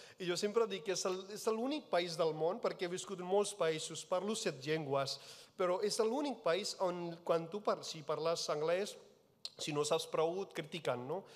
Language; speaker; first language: Catalan; non-native, fluent; Punjabi